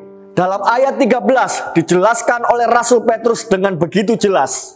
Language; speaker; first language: Indonesian; native; Indonesian